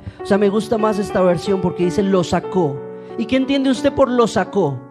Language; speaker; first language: Spanish; native; Spanish